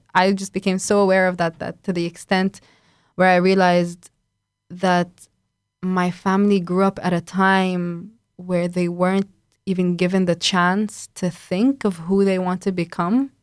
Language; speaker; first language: English; non-native, fluent; Arabic